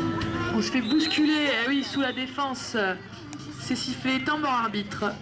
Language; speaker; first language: French; native; French